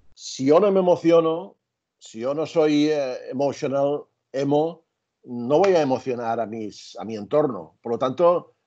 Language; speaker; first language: Spanish; native; Spanish